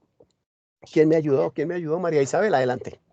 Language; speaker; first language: Spanish; native; Spanish